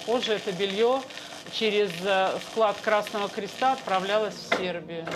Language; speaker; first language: Russian; native; Russian